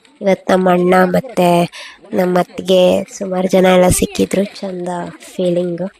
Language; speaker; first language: Kannada; non-native, local second language; Konkani